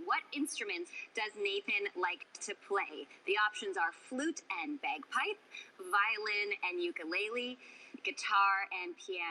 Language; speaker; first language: English; native; English